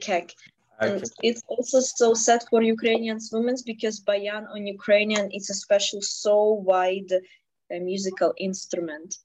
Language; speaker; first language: English; non-native, fluent; Ukrainian